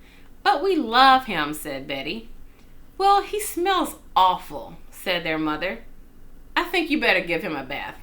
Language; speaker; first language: English; native; English